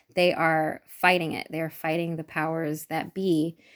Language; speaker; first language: English; native; English